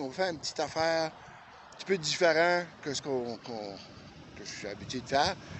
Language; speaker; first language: French; native; French